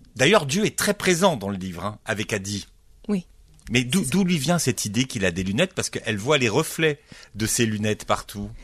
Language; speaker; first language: French; native; French